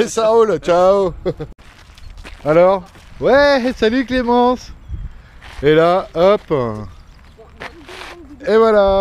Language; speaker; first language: French; native; French